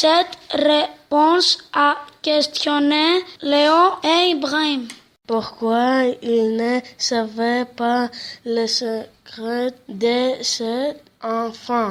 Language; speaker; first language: French; non-native, learner; Greek